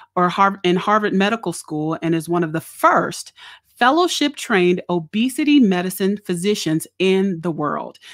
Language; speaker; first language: English; native; English